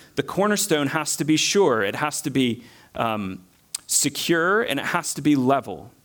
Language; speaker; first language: English; native; English